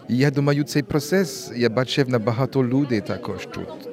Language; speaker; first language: Ukrainian; non-native, learner; French